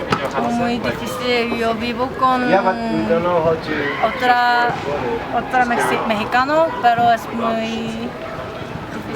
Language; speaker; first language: Spanish; non-native, learner; Korean